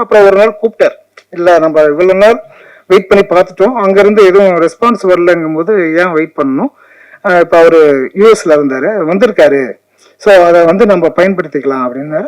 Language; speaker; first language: Tamil; native; Tamil